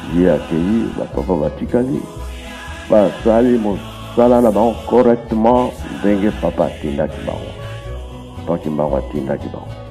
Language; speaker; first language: Lingala; non-native, local second language; Kongo